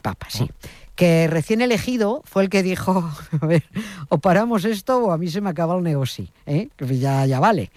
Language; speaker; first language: Spanish; native; Spanish